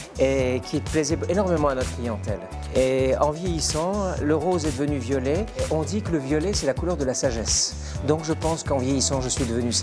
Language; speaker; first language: French; native; French